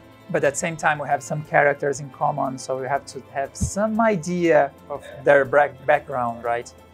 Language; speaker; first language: English; non-native, fluent; Portuguese